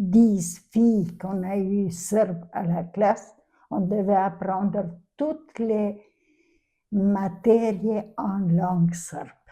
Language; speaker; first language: French; non-native, fluent; Albanian